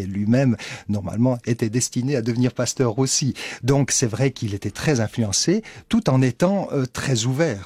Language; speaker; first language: French; native; French